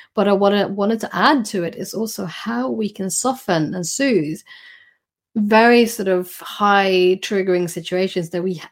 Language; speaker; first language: English; non-native, fluent; Swedish